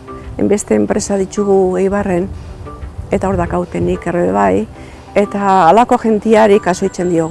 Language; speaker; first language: Basque; native; Basque